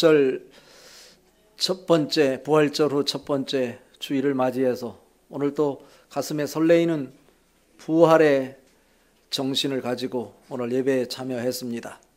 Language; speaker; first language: Korean; native; Korean